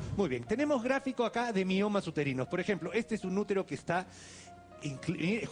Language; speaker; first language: Spanish; native; Spanish